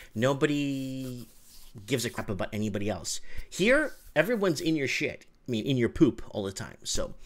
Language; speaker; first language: English; native; English